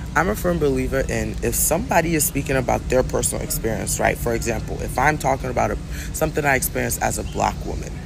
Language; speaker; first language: English; non-native, local second language; Akan